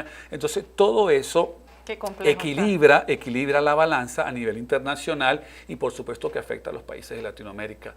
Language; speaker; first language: Spanish; native; Spanish